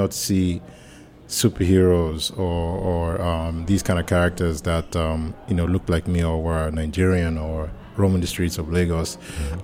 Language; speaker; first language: English; non-native, local second language; Yoruba